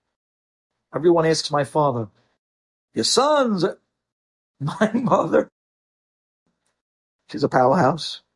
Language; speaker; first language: English; native; English